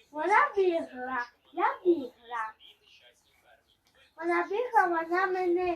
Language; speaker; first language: Ukrainian; native; Ukrainian